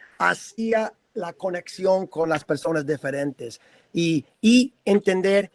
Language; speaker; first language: Spanish; non-native, fluent; English